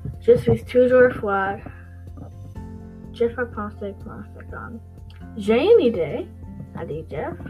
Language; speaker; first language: French; non-native, learner; English